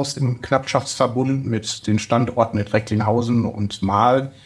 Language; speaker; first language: German; native; German